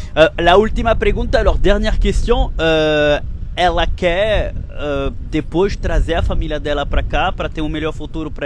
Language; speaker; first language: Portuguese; non-native, fluent; French